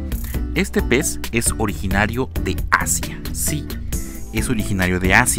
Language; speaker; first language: Spanish; native; Spanish